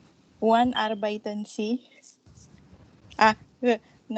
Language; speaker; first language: German; non-native, learner; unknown